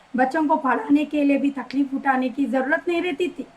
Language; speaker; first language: Hindi; non-native, local second language; Telugu